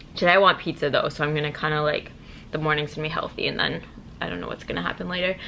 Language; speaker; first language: English; native; English